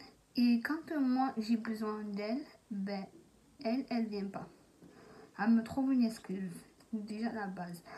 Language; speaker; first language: French; native; French